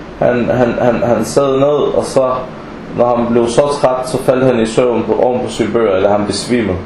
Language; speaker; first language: Danish; early bilingual, other home language; Arabic